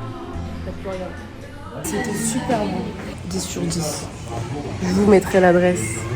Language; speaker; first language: French; native; French